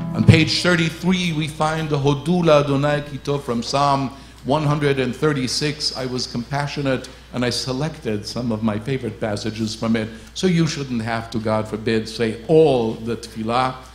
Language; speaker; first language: English; native; English